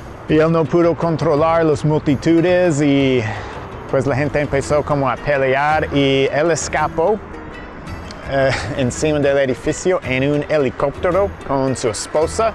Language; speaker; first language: Spanish; non-native, fluent; English